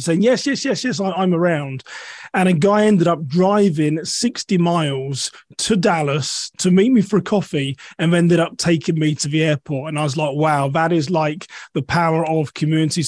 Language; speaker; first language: English; native; English